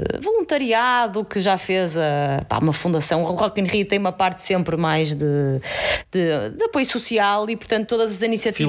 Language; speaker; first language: Portuguese; native; Portuguese